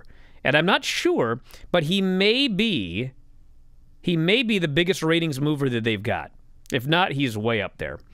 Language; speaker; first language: English; native; English